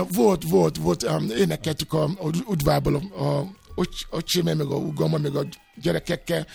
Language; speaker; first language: Hungarian; non-native, fluent; Yoruba